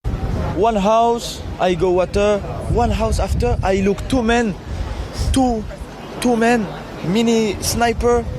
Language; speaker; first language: English; non-native, learner; French